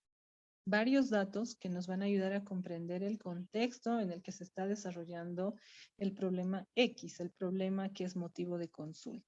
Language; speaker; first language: Spanish; native; Spanish